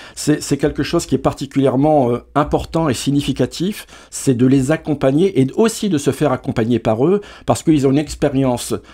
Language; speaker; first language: French; native; French